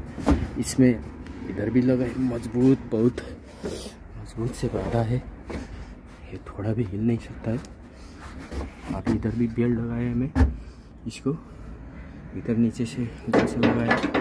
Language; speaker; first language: Hindi; non-native, learner; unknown